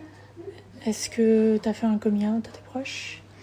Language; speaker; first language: French; native; French